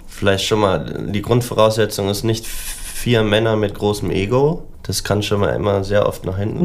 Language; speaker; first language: German; native; German